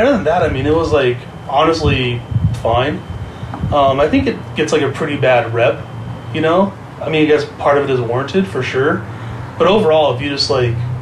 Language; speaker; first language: English; native; English